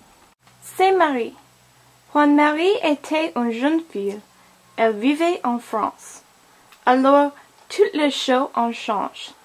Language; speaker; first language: French; non-native, learner; English